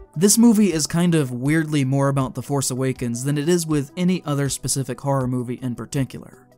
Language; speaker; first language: English; native; English